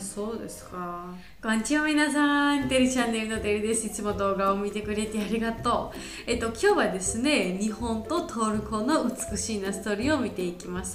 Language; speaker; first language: Japanese; non-native, learner; Georgian